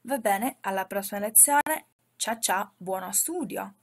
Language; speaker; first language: Italian; non-native, fluent; Chinese